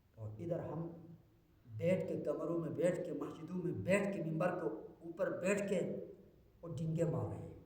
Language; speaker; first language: Urdu; non-native, local second language; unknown